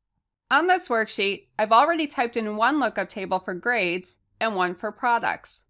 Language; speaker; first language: English; native; English